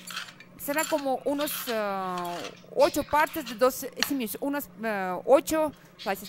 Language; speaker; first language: Spanish; non-native, fluent; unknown